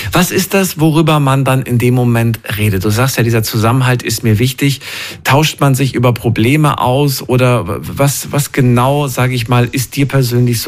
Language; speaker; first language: German; native; German